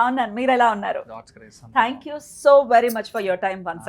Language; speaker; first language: Telugu; native; Telugu